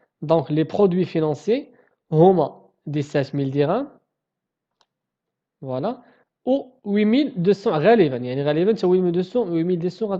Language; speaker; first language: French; non-native, local second language; Arabic